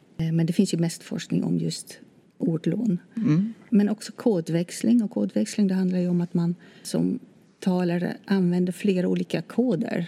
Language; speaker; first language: Swedish; non-native, fluent; Dutch